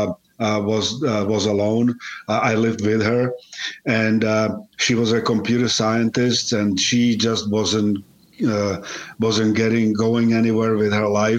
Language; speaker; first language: English; non-native, fluent; Czech